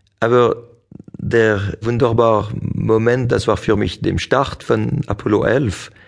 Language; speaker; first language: German; non-native, local second language; French